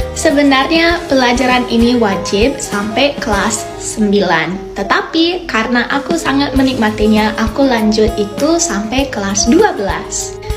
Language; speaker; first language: Indonesian; non-native, fluent; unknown